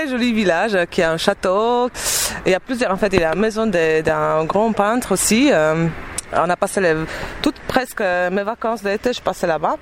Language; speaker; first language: French; non-native, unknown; Polish